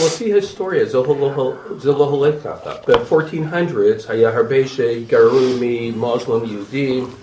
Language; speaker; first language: Hebrew; non-native, fluent; English